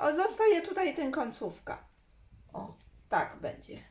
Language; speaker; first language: Polish; non-native, learner; Chinese